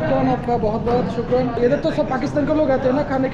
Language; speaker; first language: Hindi; non-native, learner; Bangla